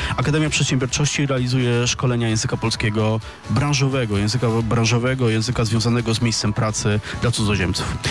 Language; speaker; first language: Polish; native; Polish